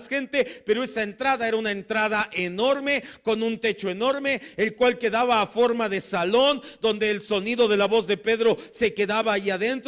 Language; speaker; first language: Spanish; native; Spanish